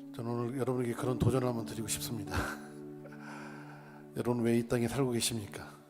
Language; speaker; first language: Korean; native; Korean